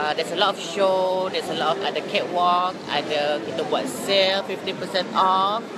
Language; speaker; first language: English; non-native, local second language; Malay